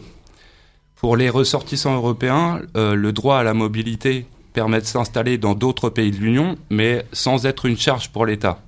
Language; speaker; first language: French; native; French